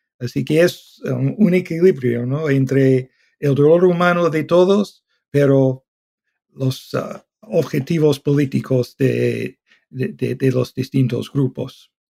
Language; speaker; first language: Spanish; non-native, fluent; English